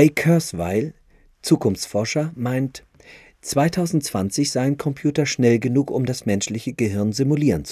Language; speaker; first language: German; native; German